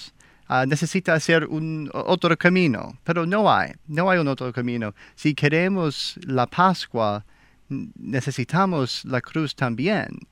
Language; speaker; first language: Spanish; non-native, learner; English